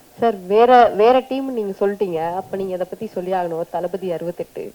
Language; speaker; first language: Tamil; native; Tamil